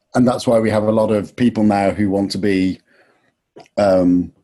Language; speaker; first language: English; native; English